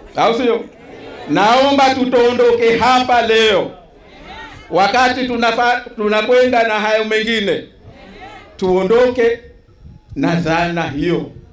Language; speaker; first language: Swahili; native; Swahili